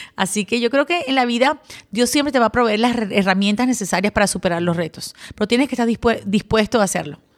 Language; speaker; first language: Spanish; early bilingual, other home language; English